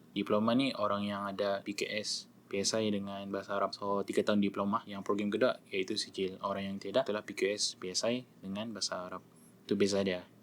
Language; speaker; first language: Malay; native; Malay